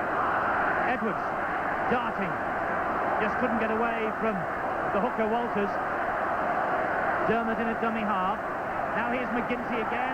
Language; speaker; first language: English; native; English